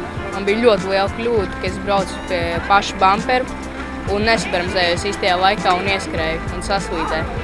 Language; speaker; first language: Latvian; native; Latvian